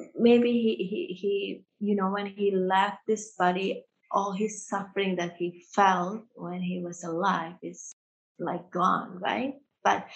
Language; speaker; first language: English; early bilingual, heritage; Indonesian